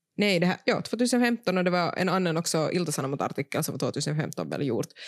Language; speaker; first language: Swedish; native; Swedish